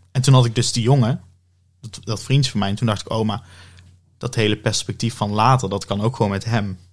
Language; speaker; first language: Dutch; native; Dutch